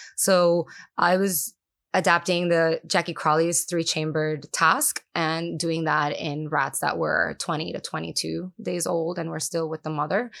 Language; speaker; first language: English; non-native, fluent; Spanish